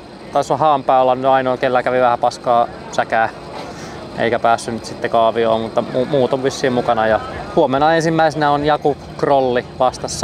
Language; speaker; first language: Finnish; native; Finnish